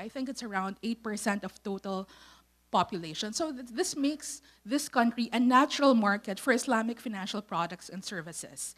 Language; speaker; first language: English; non-native, local second language; Filipino